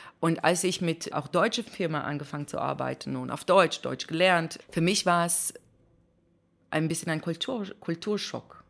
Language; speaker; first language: German; non-native, fluent; Hebrew